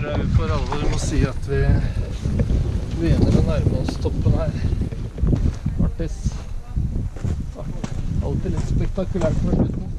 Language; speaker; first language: Norwegian; native; Norwegian